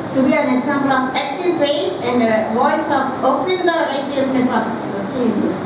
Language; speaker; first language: English; non-native, local second language; Telugu